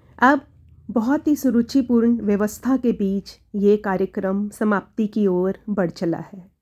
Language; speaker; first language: Hindi; native; Hindi